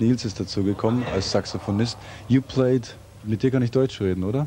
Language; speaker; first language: German; native; German